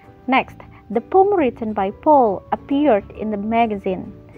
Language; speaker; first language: English; non-native, fluent; Indonesian